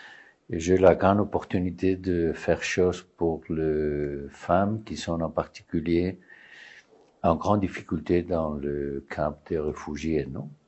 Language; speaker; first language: French; non-native, learner; Spanish